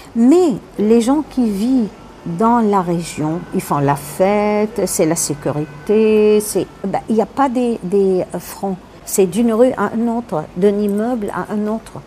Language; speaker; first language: French; non-native, local second language; Arabic